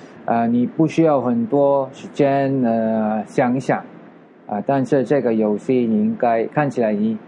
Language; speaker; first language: Chinese; non-native, learner; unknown